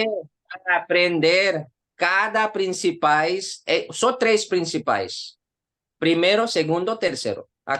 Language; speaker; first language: Portuguese; non-native, learner; Hindi